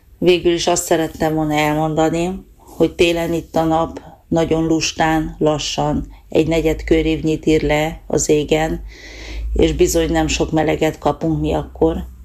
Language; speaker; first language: Hungarian; native; Hungarian